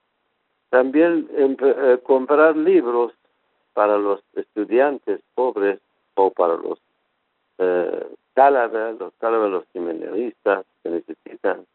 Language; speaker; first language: Spanish; non-native, fluent; Persian